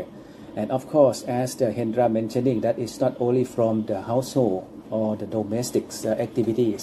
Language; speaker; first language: English; non-native, fluent; Thai